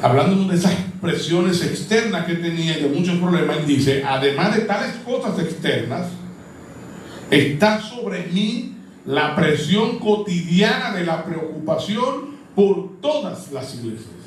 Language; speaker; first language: Spanish; native; Spanish